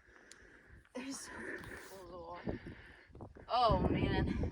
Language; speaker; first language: English; native; English